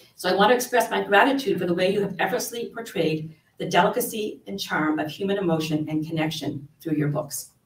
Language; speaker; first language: English; native; English